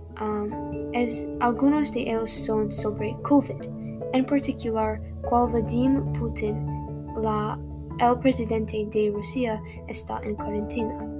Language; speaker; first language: Spanish; non-native, learner; English